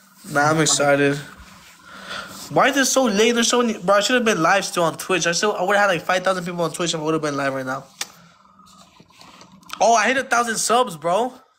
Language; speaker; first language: English; early bilingual, other home language; Spanish